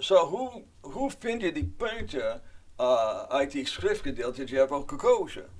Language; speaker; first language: Dutch; non-native, fluent; English